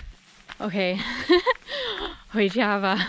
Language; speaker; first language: Chinese; non-native, fluent; English